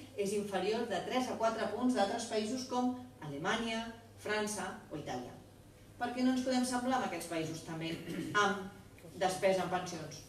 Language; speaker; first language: Catalan; non-native, local second language; Spanish